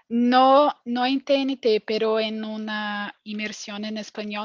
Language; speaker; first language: Spanish; non-native, fluent; Portuguese